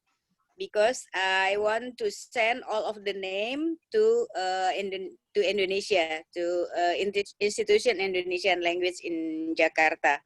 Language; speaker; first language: English; non-native, learner; Indonesian